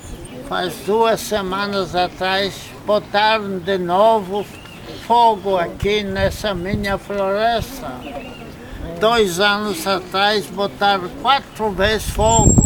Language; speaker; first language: Portuguese; non-native, fluent; Polish